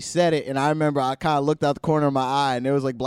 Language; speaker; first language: English; native; English